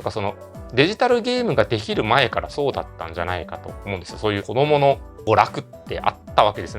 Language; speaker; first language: Japanese; native; Japanese